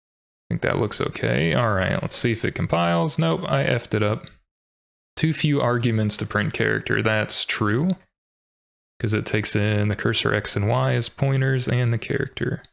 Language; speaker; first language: English; native; English